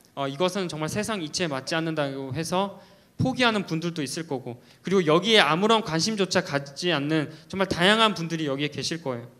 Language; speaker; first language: Korean; native; Korean